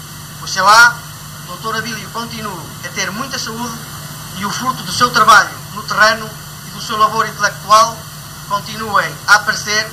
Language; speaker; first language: Portuguese; native; Portuguese